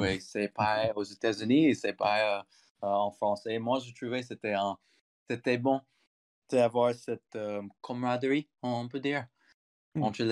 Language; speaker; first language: French; non-native, fluent; English